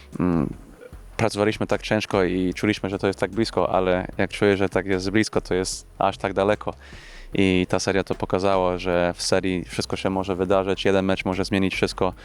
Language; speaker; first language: Polish; early bilingual, heritage; English